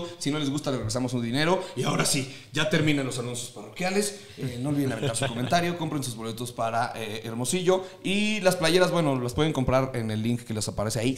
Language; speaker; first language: Spanish; native; Spanish